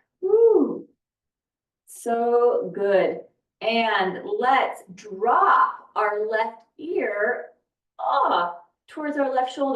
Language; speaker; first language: English; native; English